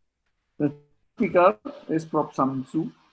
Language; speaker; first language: English; non-native, learner; Indonesian